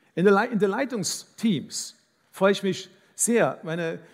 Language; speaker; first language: German; non-native, fluent; English